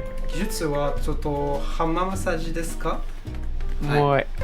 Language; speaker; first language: Japanese; non-native, learner; French